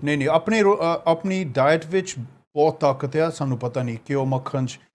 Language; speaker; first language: Punjabi; early bilingual, other home language; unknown